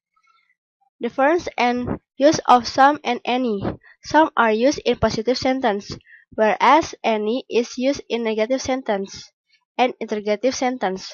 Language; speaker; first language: English; non-native, learner; Indonesian